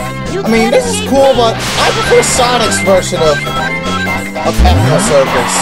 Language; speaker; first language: English; native; English